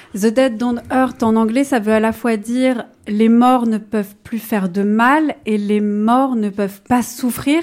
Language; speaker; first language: French; native; French